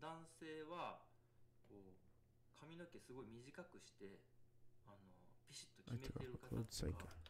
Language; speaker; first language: Japanese; native; Japanese